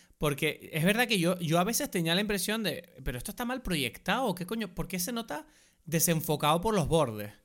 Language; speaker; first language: Spanish; native; Spanish